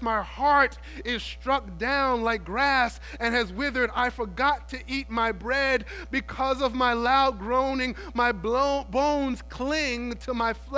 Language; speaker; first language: English; native; English